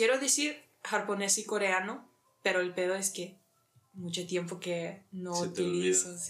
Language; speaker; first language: Spanish; early bilingual, heritage; English